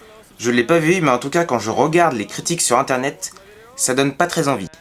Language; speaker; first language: French; native; French